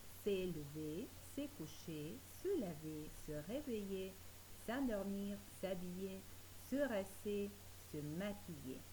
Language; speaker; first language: French; non-native, fluent; Spanish